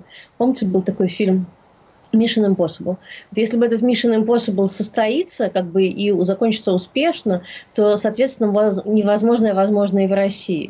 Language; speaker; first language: Russian; native; Russian